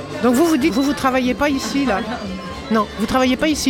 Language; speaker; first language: French; native; French